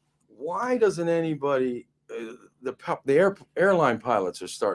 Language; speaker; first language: English; native; English